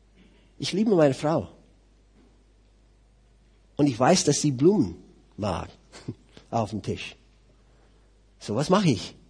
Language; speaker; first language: German; non-native, fluent; English